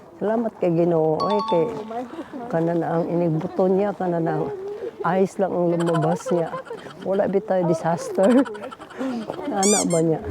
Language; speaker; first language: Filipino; non-native, local second language; Cebuano